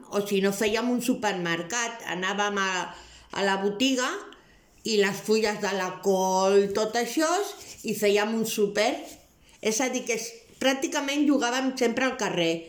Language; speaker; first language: Catalan; non-native, local second language; Spanish